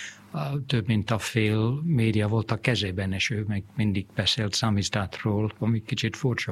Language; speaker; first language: Hungarian; non-native, fluent; English